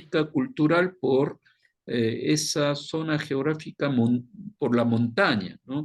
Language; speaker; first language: Spanish; non-native, fluent; Korean